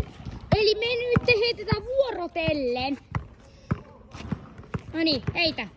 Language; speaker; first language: Finnish; native; Finnish